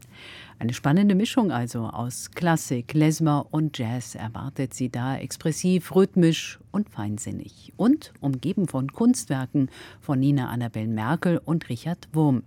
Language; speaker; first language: German; native; German